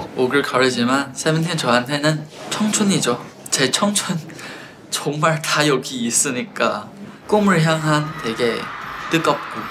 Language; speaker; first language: Korean; non-native, fluent; Chinese